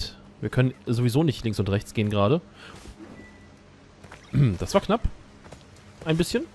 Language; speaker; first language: German; native; German